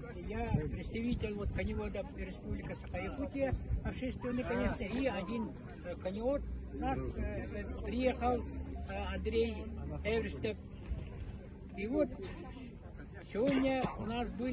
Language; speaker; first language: Russian; non-native, local second language; Yakut